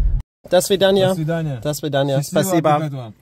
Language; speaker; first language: Russian; non-native, learner; German